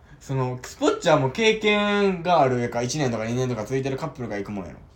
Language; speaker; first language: Japanese; native; Japanese